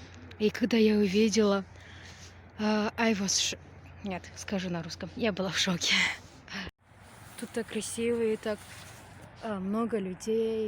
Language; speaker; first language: Russian; non-native, local second language; Kyrgyz